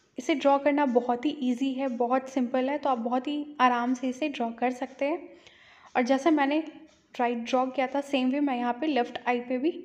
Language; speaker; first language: Hindi; native; Hindi